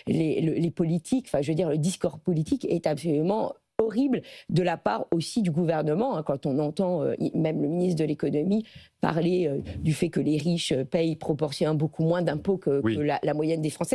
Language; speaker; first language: French; native; French